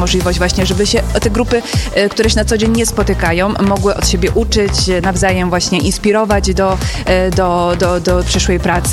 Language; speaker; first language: Polish; native; Polish